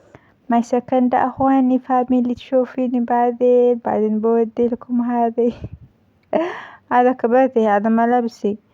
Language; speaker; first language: Arabic; non-native, learner; Amharic